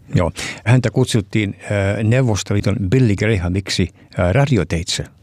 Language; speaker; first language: Finnish; early bilingual, heritage; Finnish